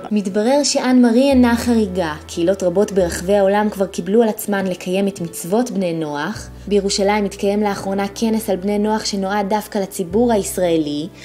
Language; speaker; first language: Hebrew; native; Hebrew